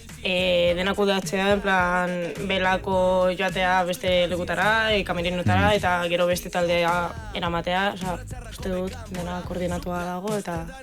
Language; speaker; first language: Basque; non-native, local second language; Spanish